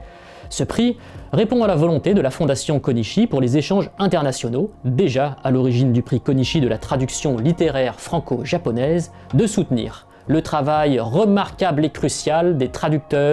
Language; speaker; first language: French; native; French